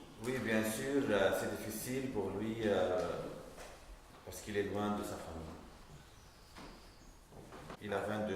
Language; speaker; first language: French; non-native, local second language; Arabic